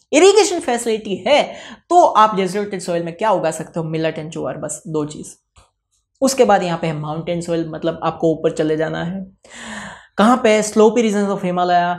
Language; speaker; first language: Hindi; non-native, local second language; Gujarati